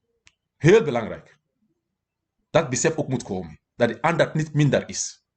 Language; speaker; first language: Dutch; non-native, fluent; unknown